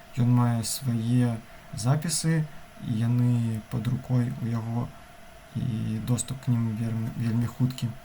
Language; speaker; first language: Belarusian; non-native, local second language; Russian